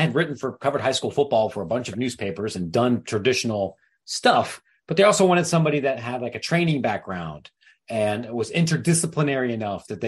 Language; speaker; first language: English; native; English